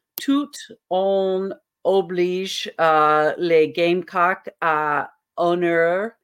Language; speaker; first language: French; non-native, learner; English